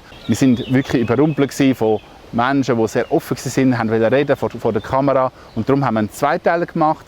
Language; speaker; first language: German; native; German